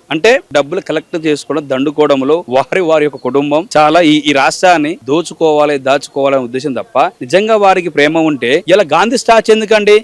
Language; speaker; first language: Telugu; native; Telugu